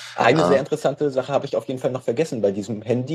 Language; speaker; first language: German; native; German